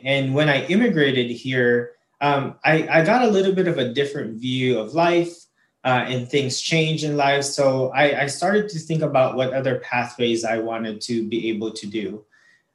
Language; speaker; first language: English; non-native, local second language; Filipino